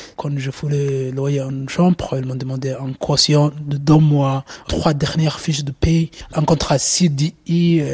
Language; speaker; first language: French; non-native, learner; Somali